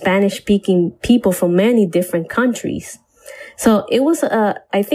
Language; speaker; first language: English; early bilingual, other home language; Spanish